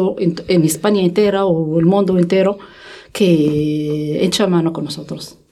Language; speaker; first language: Spanish; non-native, learner; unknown